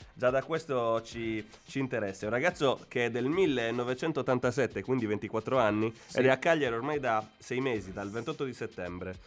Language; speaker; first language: Italian; native; Italian